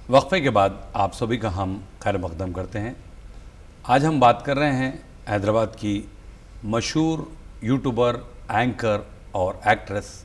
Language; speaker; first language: Hindi; native; Hindi